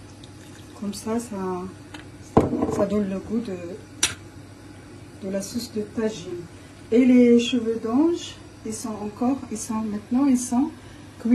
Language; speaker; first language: French; non-native, local second language; Arabic